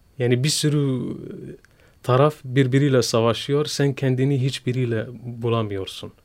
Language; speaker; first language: Turkish; non-native, fluent; Kurdish